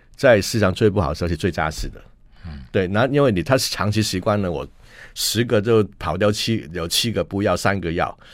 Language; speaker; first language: Chinese; non-native, local second language; Cantonese